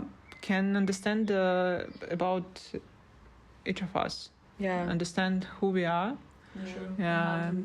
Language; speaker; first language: English; non-native, learner; Russian